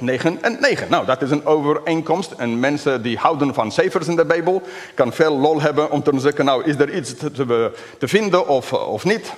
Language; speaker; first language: Dutch; non-native, fluent; English